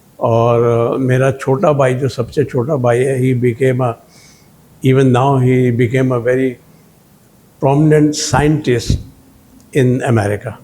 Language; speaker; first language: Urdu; native; Urdu